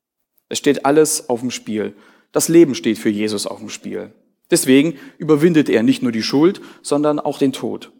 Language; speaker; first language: German; native; German